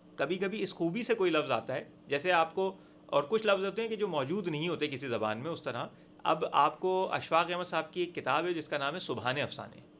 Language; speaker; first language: Urdu; native; Urdu